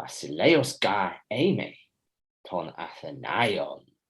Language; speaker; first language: Greek; non-native, fluent; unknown